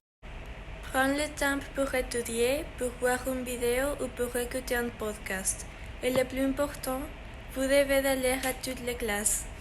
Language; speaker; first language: French; non-native, learner; Spanish